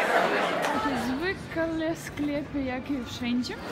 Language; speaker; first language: Polish; non-native, learner; Ukrainian